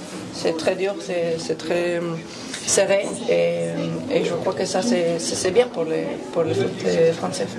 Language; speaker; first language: French; non-native, fluent; Spanish